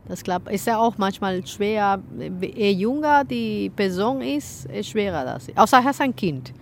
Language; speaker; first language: German; non-native, fluent; Spanish